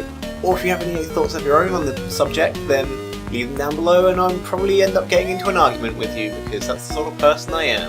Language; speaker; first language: English; native; English